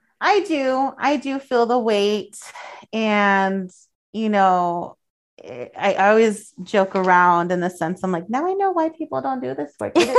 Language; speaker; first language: English; early bilingual, other home language; Spanish